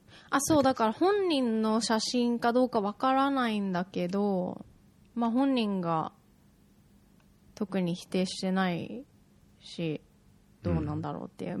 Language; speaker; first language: Japanese; native; Japanese